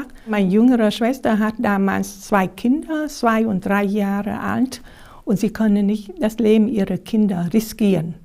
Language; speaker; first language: German; non-native, fluent; Vietnamese